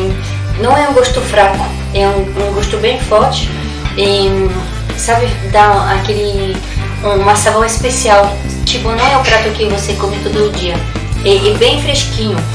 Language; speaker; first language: Portuguese; non-native, learner; French